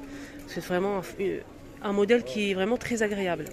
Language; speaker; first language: French; native; French